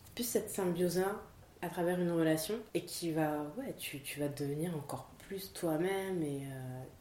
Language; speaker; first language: French; native; French